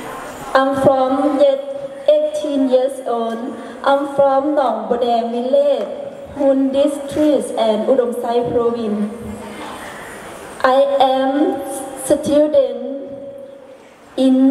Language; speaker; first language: English; non-native, learner; Hmong